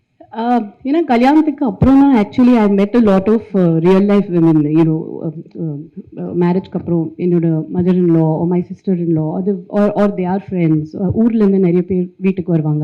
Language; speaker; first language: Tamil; non-native, fluent; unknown